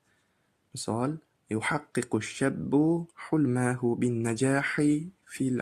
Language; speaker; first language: Arabic; non-native, learner; Uzbek